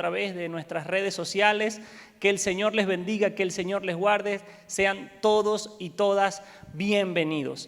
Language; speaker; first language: Spanish; native; Spanish